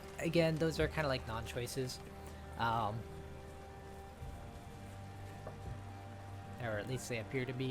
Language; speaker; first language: English; native; English